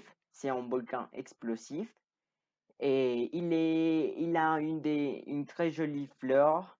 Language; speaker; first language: French; non-native, learner; Spanish